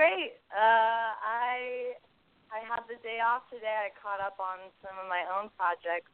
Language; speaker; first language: English; native; English